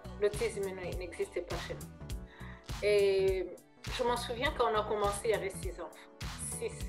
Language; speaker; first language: French; non-native, local second language; Kinyarwanda